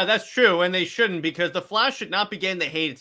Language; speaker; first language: English; native; English